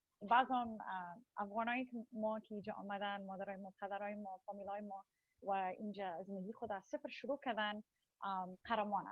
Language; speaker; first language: Persian; early bilingual, heritage; Persian